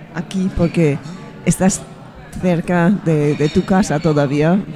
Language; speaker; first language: Spanish; non-native, fluent; German